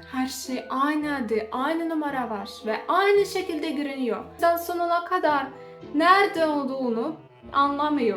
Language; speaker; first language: Turkish; non-native, fluent; Russian